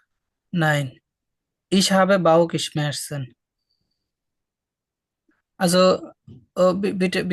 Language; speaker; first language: German; non-native, fluent; Bangla